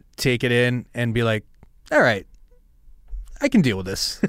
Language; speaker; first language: English; native; English